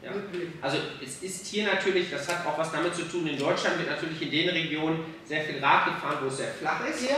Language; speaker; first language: German; native; German